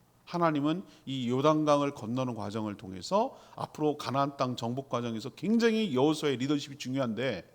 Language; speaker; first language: Korean; native; Korean